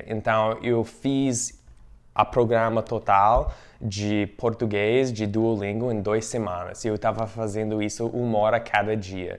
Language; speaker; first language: Portuguese; non-native, fluent; English